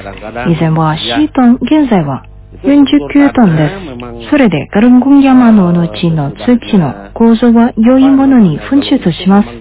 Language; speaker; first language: Japanese; non-native, fluent; Indonesian